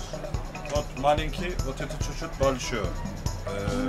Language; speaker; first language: Russian; non-native, learner; Turkish